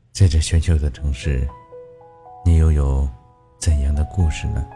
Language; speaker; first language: Chinese; native; Chinese